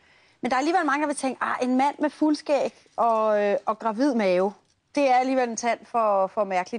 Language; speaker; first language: Danish; native; Danish